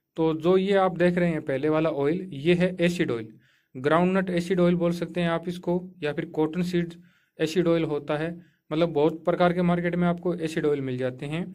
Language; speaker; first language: Hindi; native; Hindi